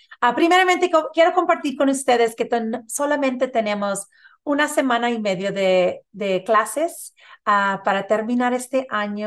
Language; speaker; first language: Spanish; early bilingual, heritage; Spanish